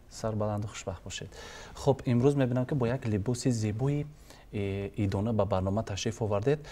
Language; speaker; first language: Tajik; native; Tajik